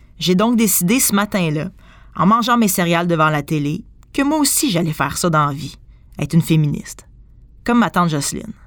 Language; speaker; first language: French; native; French